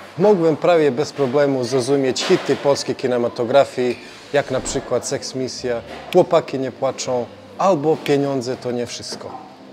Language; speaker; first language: Polish; non-native, fluent; Serbian